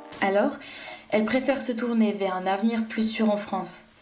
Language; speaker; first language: French; native; French